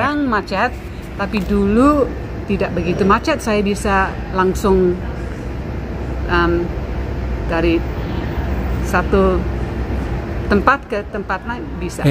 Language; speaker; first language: Indonesian; non-native, local second language; English